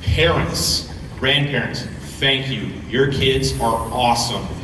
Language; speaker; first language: English; native; English